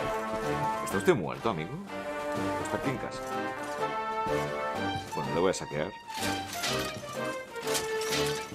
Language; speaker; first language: Spanish; native; Spanish